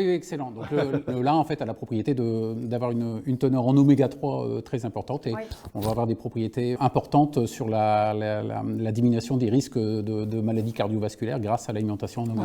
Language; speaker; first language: French; native; French